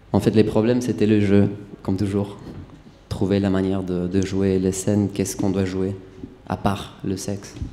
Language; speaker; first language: French; non-native, fluent; Spanish